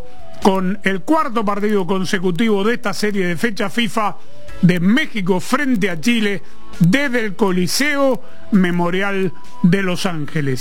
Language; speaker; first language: Spanish; native; Spanish